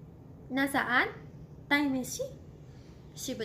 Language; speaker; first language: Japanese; non-native, fluent; Cebuano